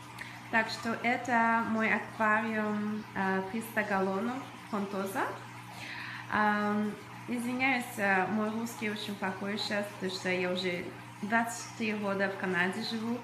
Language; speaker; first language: Russian; early bilingual, other home language; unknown